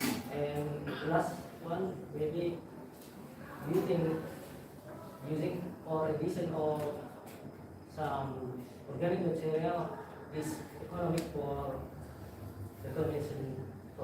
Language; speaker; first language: English; non-native, learner; Indonesian